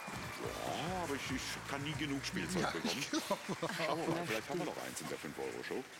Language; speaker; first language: German; native; German